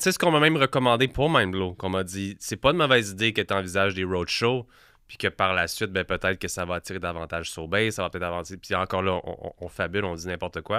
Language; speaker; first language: French; native; French